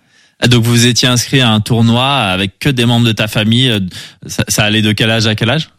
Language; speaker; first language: French; native; French